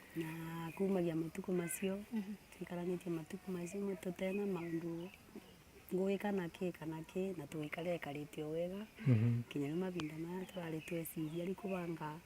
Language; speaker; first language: Kikuyu; native; Kikuyu